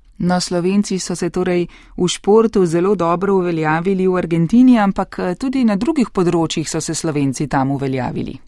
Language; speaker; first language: Slovenian; native; Slovenian